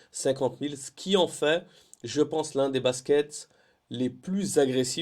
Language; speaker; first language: French; native; French